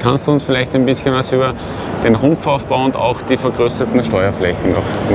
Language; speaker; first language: German; native; German